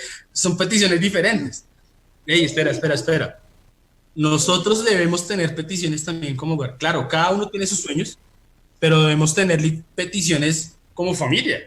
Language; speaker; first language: Spanish; native; Spanish